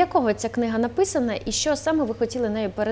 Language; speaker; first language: Ukrainian; native; Ukrainian